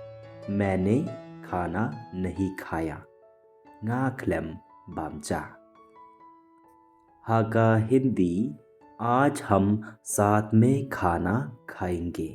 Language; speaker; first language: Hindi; non-native, local second language; Khasi